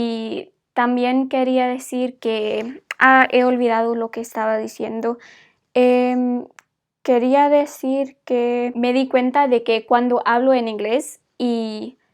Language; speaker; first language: Spanish; non-native, fluent; English